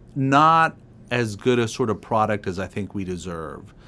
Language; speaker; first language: English; native; English